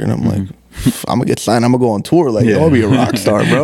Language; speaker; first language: English; early bilingual, other home language; Spanish